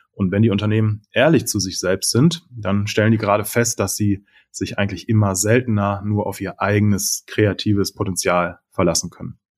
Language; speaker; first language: German; native; German